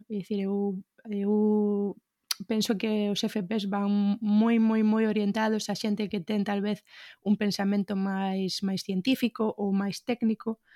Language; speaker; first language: Galician; native; Galician